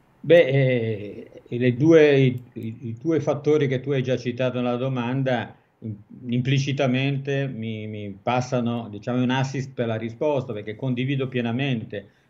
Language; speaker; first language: Italian; native; Italian